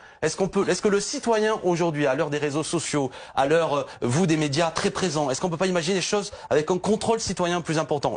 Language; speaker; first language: French; native; French